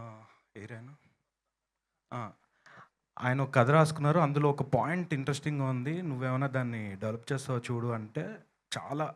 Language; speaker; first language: Telugu; native; Telugu